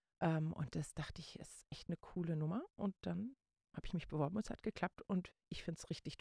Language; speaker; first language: German; native; German